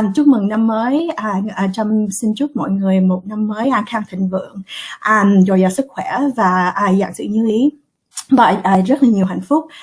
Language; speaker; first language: Vietnamese; early bilingual, heritage; Vietnamese